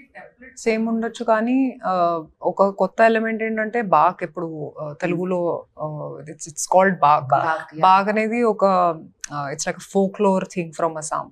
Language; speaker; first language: Telugu; non-native, fluent; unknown